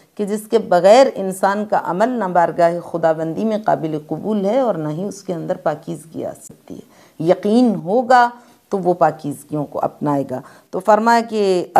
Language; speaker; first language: Urdu; native; Urdu